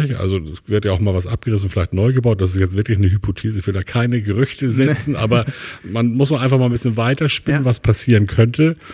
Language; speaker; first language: German; native; German